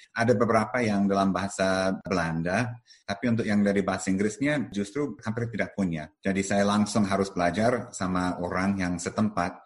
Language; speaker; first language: Indonesian; non-native, fluent; English